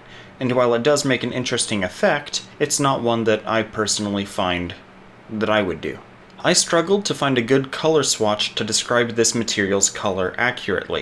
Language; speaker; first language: English; native; English